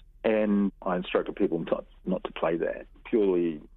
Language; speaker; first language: English; native; English